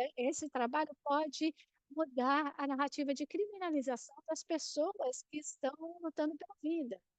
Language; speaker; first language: Portuguese; non-native, fluent; Spanish